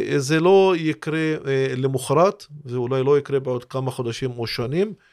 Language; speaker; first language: Hebrew; non-native, local second language; Arabic